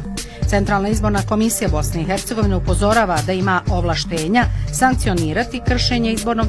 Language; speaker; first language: Bosnian; native; Bosnian